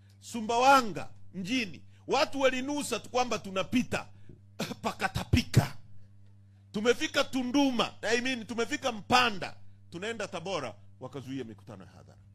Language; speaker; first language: Swahili; native; Swahili